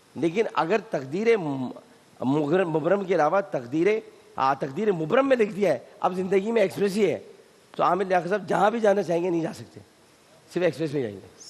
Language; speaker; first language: Urdu; native; Urdu